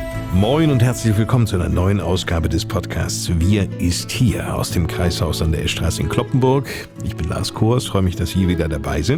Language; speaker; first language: German; native; German